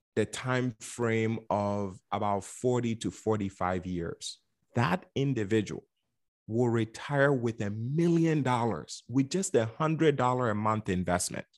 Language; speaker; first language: English; non-native, local second language; Akan